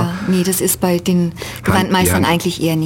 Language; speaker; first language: German; native; German